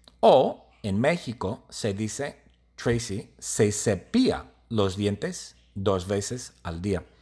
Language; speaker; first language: Spanish; non-native, learner; English